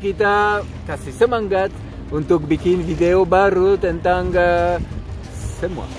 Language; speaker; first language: Indonesian; non-native, fluent; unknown